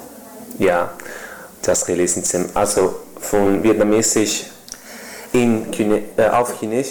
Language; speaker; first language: German; non-native, fluent; Spanish